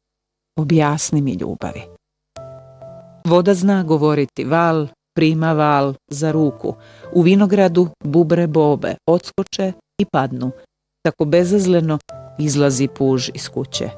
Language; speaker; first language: Bosnian; native; Bosnian